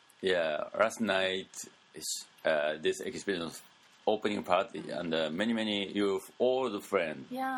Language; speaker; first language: English; non-native, learner; Japanese